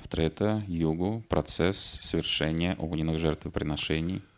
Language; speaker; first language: Russian; native; Russian